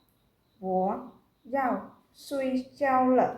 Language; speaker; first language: Chinese; non-native, fluent; Khmer